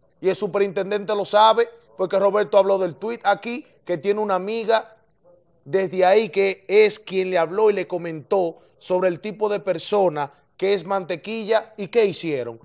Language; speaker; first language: Spanish; native; Spanish